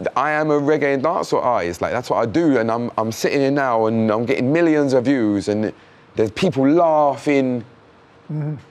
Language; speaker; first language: English; native; English